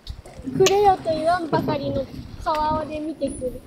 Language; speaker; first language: Japanese; native; Japanese